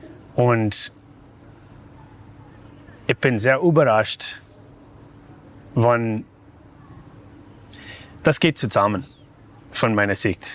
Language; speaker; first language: German; non-native, learner; English